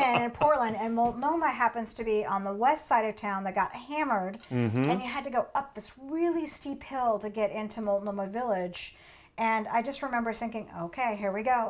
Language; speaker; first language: English; native; English